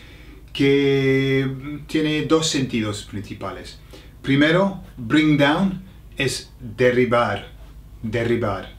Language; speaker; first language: Spanish; non-native, fluent; English